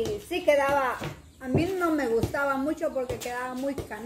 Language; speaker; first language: Spanish; native; Spanish